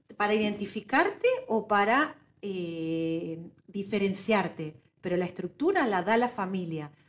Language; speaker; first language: Spanish; native; Spanish